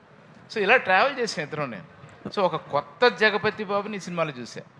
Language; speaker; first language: Telugu; native; Telugu